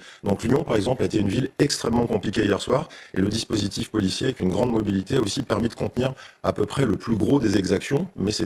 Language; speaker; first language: French; native; French